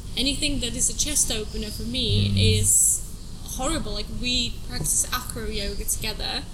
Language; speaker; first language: English; non-native, fluent; Russian